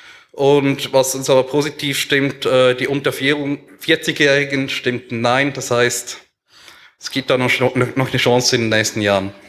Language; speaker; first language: German; native; German